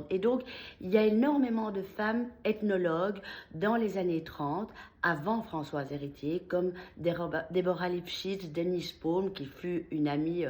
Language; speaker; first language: French; native; French